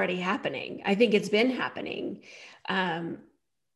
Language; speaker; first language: English; native; English